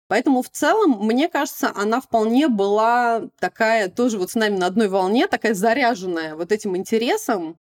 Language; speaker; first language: Russian; native; Russian